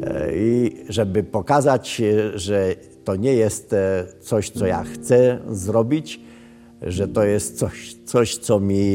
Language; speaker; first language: Polish; early bilingual, other home language; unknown